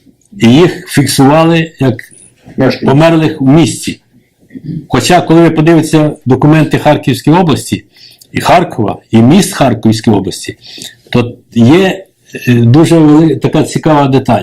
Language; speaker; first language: Ukrainian; native; Ukrainian